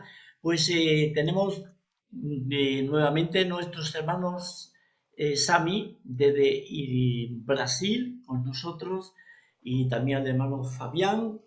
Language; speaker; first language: Spanish; native; Spanish